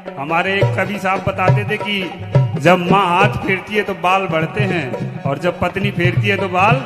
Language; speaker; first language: Hindi; native; Hindi